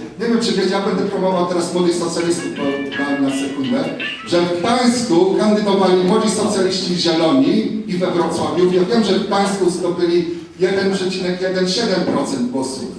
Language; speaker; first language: Polish; non-native, fluent; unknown